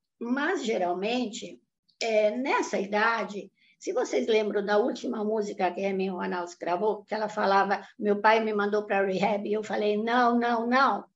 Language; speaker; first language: Portuguese; non-native, fluent; Italian